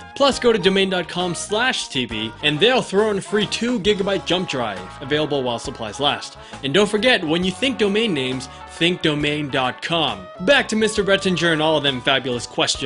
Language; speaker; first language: English; native; English